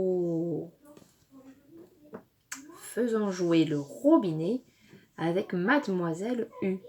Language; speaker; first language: French; native; French